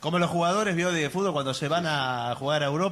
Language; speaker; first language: Spanish; native; Spanish